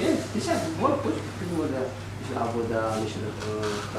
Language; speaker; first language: Hebrew; non-native, fluent; Hindi